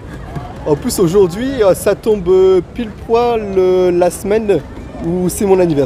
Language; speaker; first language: French; native; French